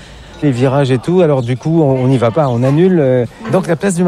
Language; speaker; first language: French; native; French